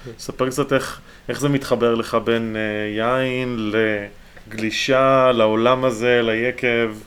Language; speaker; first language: Hebrew; native; Hebrew